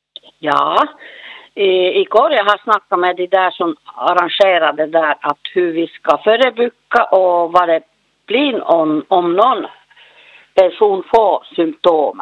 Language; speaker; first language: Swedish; non-native, learner; Finnish